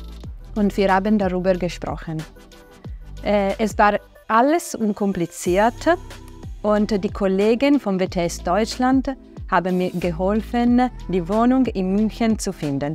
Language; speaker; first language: German; non-native, fluent; Italian